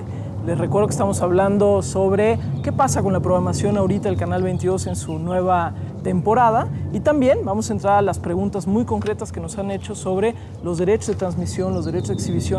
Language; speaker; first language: Spanish; native; Spanish